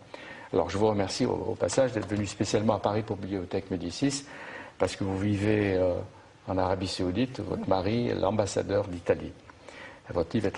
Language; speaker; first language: French; native; French